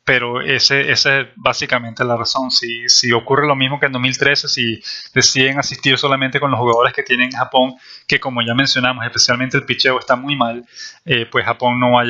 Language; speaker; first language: Spanish; native; Spanish